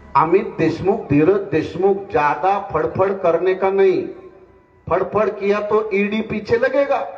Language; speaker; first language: Hindi; non-native, local second language; Marathi